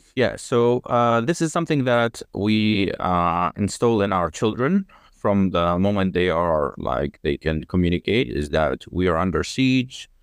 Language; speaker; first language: English; non-native, fluent; Arabic